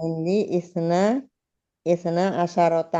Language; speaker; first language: Arabic; non-native, learner; Indonesian